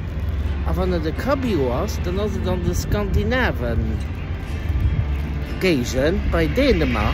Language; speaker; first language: German; non-native, local second language; Luxembourgish